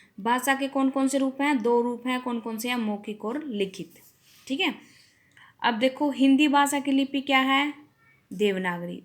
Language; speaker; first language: Hindi; native; Hindi